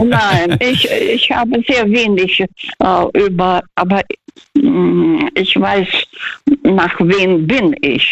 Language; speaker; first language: German; non-native, fluent; Russian